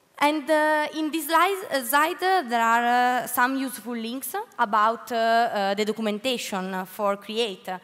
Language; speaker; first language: English; non-native, learner; Italian